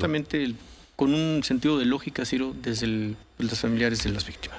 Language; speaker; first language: Spanish; native; Spanish